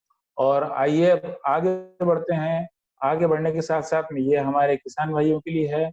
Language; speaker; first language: Hindi; native; Hindi